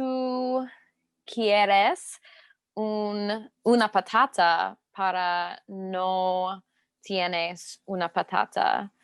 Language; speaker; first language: Spanish; non-native, learner; English